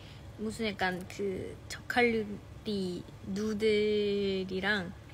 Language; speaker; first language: Korean; non-native, fluent; Chinese